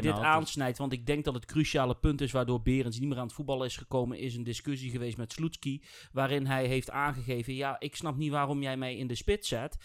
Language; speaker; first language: Dutch; native; Dutch